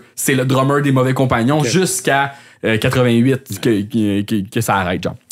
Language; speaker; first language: French; native; French